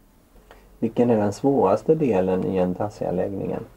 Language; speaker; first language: Swedish; native; Swedish